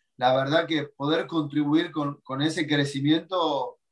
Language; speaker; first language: Spanish; native; Spanish